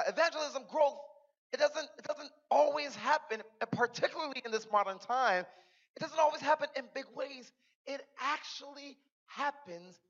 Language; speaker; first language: English; native; English